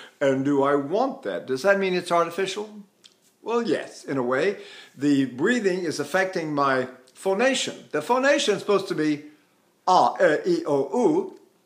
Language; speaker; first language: English; native; English